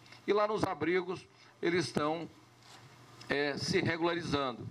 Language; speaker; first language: Portuguese; native; Portuguese